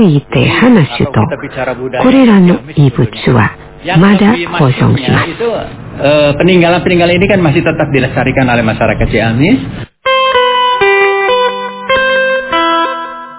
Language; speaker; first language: Japanese; non-native, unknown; Indonesian